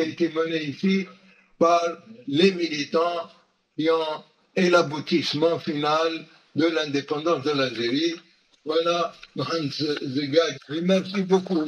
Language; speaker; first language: French; non-native, local second language; Arabic